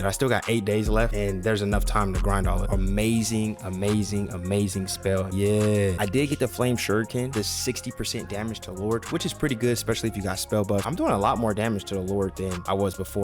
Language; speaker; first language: English; native; English